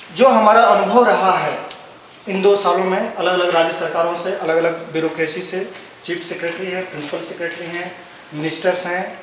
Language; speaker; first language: Hindi; native; Hindi